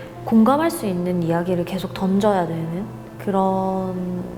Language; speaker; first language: Korean; native; Korean